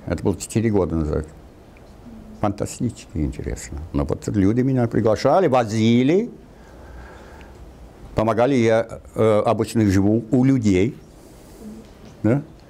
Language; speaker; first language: Russian; non-native, fluent; English